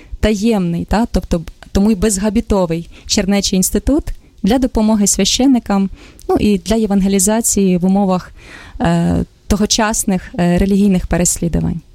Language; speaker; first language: Ukrainian; native; Ukrainian